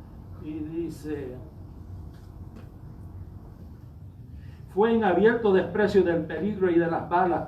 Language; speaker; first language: Spanish; native; Spanish